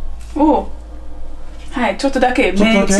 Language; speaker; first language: Japanese; non-native, learner; English